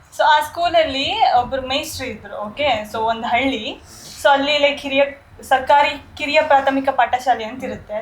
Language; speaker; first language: Kannada; early bilingual, other home language; Nepali